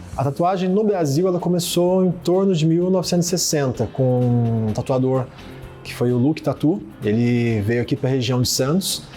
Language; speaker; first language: Portuguese; native; Portuguese